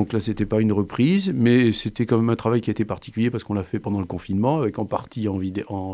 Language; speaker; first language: French; native; French